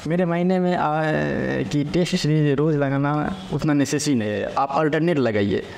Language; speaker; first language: Hindi; native; Hindi